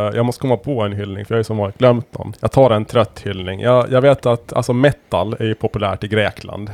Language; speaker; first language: Swedish; native; Swedish